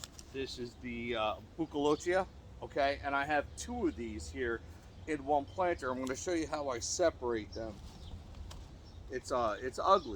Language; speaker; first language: English; native; English